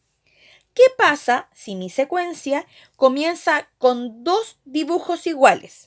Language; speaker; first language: Spanish; native; Spanish